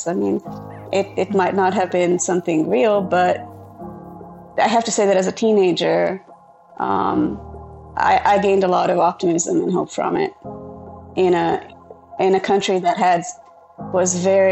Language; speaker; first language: English; non-native, fluent; Hungarian